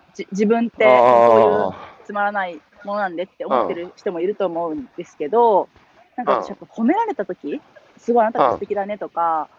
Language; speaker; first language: Japanese; native; Japanese